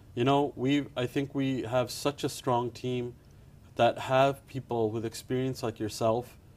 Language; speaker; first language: English; early bilingual, other home language; Punjabi